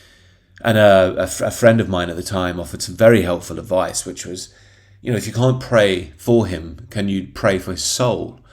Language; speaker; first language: English; native; English